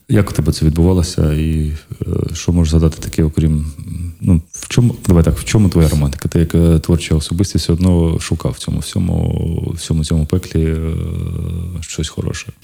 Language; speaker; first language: Ukrainian; non-native, local second language; Russian